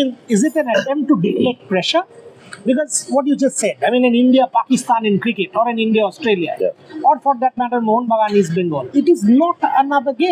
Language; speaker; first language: English; non-native, local second language; Bangla